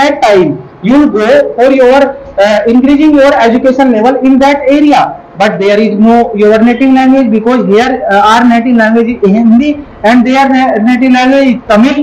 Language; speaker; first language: English; non-native, local second language; Hindi